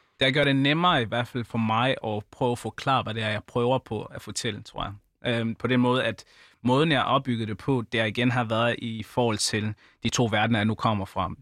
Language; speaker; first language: Danish; early bilingual, other home language; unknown